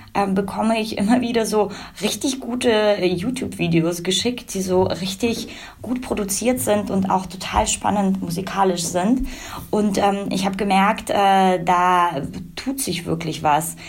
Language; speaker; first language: German; early bilingual, other home language; Russian